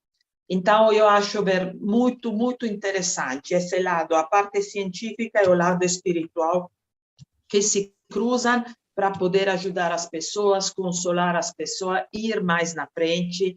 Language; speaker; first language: Portuguese; non-native, fluent; Italian